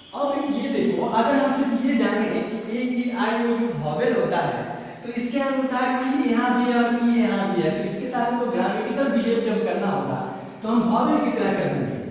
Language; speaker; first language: Hindi; native; Hindi